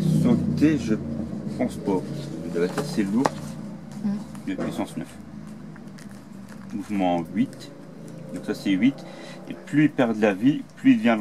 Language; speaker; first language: French; native; French